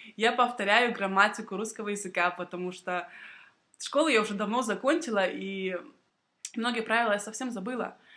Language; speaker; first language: Russian; native; Russian